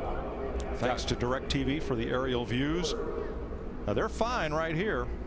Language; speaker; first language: English; native; English